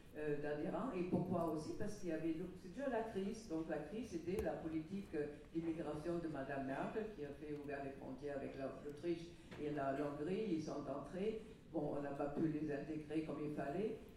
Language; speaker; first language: French; non-native, fluent; German